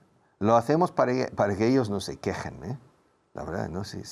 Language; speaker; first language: Spanish; non-native, fluent; English